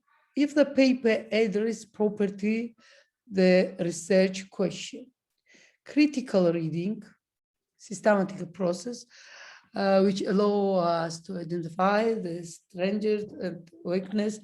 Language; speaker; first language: English; non-native, learner; Georgian